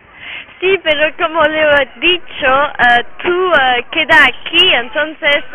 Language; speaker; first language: Spanish; non-native, learner; French